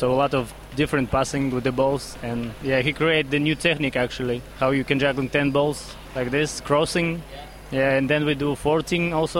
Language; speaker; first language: English; non-native, learner; Russian